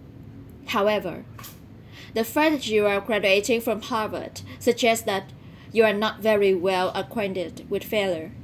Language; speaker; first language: English; non-native, learner; Vietnamese